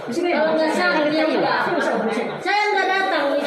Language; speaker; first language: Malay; non-native, local second language; Nias